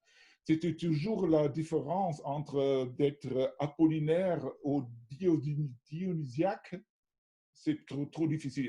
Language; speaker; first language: French; non-native, learner; German